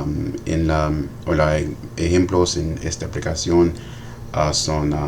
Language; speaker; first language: Spanish; non-native, learner; English